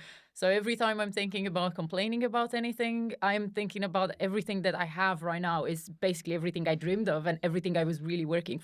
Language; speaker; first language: English; non-native, fluent; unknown